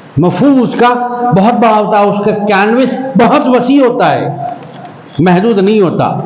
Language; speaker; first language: Urdu; native; Urdu